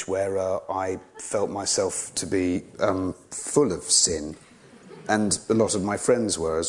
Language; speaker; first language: English; native; English